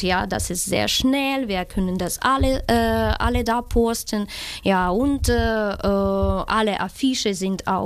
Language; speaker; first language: German; non-native, learner; Ukrainian